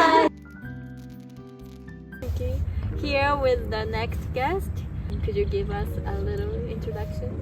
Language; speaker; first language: English; non-native, learner; Japanese